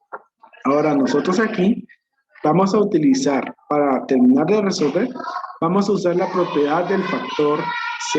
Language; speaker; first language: Spanish; native; Spanish